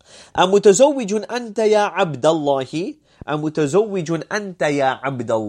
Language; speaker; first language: Arabic; non-native, fluent; English